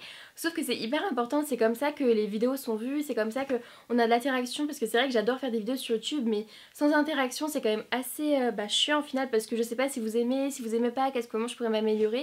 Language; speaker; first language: French; native; French